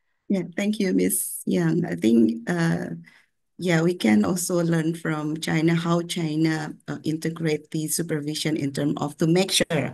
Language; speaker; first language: English; non-native, fluent; Indonesian